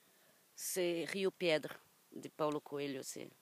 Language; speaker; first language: French; non-native, learner; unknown